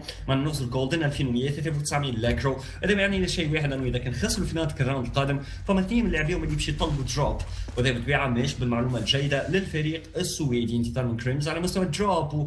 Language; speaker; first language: Arabic; native; Arabic